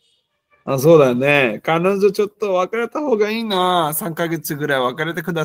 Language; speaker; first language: Japanese; non-native, fluent; Bangla